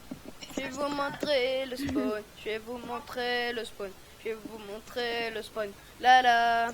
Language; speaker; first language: French; native; French